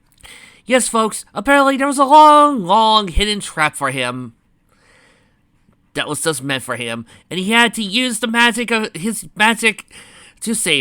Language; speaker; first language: English; native; English